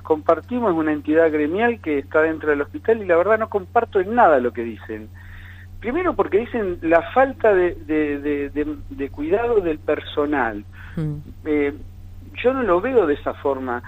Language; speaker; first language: Spanish; native; Spanish